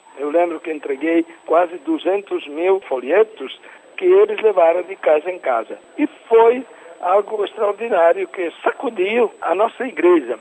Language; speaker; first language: Portuguese; non-native, fluent; Italian